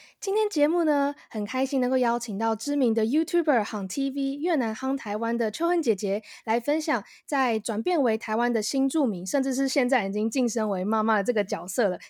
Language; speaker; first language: Chinese; native; Chinese